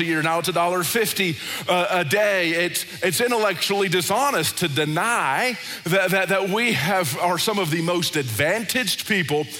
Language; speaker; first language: English; native; English